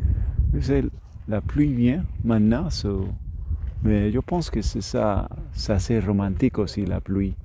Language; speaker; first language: French; non-native, learner; Spanish